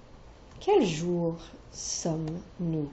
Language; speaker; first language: French; non-native, fluent; English